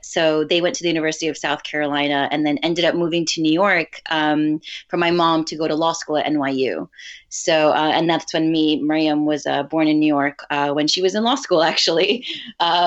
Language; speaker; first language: English; early bilingual, other home language; Urdu